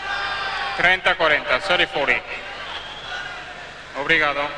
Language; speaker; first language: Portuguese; non-native, learner; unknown